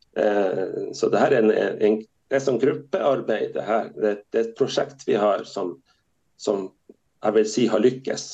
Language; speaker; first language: Norwegian; native; Norwegian